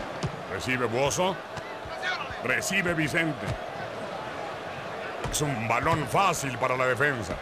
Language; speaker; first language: Spanish; native; Spanish